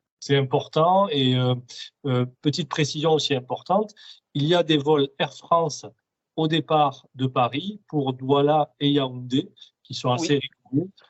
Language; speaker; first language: French; native; French